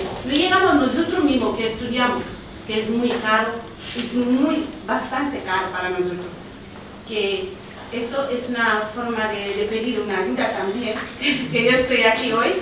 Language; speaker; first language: Spanish; non-native, learner; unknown